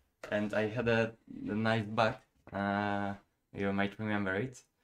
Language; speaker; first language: English; non-native, fluent; Polish